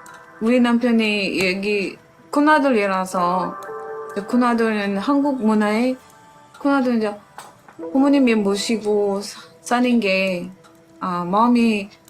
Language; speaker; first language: Korean; non-native, fluent; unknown